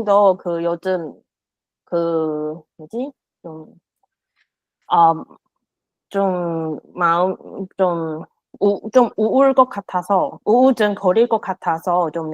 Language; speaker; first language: Korean; non-native, learner; Chinese